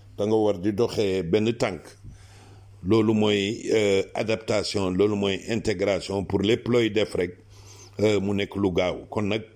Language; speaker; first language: Wolof; non-native, local second language; Serer